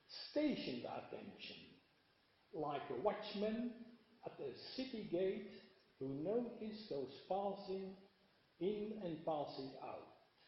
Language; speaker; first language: English; non-native, learner; Dutch